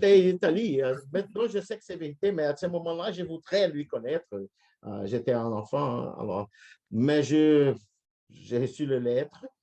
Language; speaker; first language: French; non-native, fluent; Portuguese